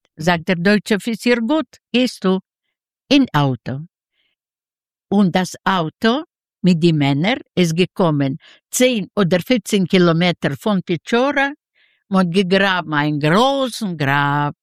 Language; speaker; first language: German; non-native, learner; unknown